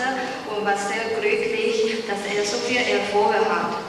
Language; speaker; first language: German; non-native, learner; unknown